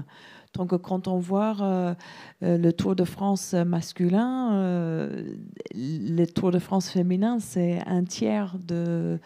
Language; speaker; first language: French; non-native, fluent; English